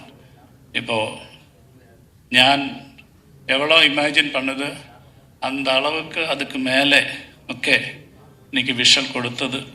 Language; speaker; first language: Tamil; non-native, learner; Malayalam